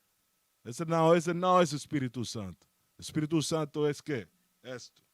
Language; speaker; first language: Portuguese; non-native, fluent; Spanish